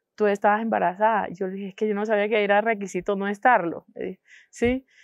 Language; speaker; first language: Spanish; non-native, local second language; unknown